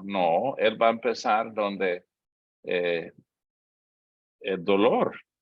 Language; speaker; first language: Spanish; non-native, fluent; English